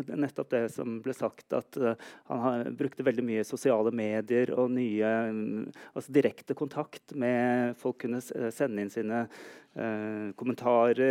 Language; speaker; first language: Norwegian; native; Norwegian